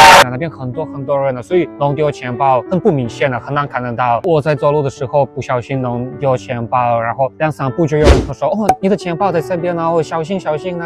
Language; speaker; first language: Chinese; non-native, fluent; Russian